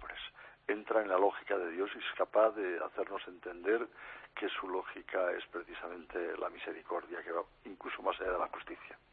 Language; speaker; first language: Spanish; native; Spanish